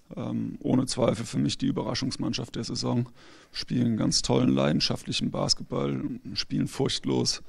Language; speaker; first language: German; native; German